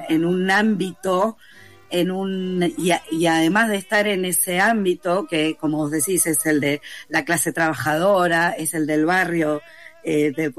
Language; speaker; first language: Spanish; native; Spanish